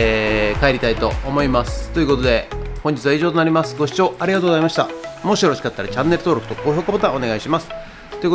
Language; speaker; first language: Japanese; native; Japanese